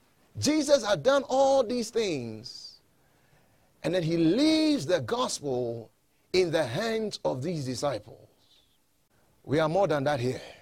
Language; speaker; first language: English; non-native, local second language; Akan